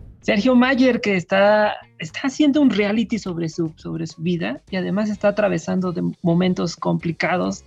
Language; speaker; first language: Spanish; native; Spanish